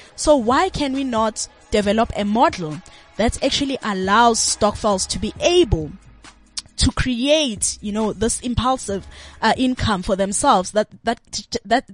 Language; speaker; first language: English; non-native, local second language; Zulu